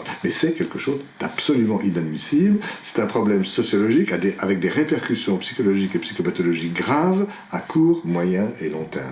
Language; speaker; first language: French; native; French